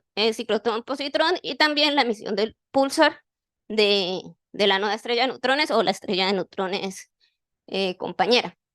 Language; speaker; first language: Spanish; native; Spanish